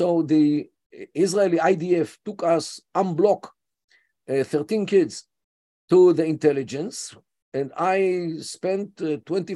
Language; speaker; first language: English; non-native, fluent; Yiddish